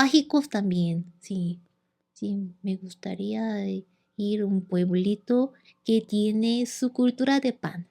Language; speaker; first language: Spanish; non-native, learner; Korean